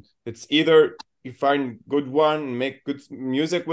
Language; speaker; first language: English; non-native, learner; Arabic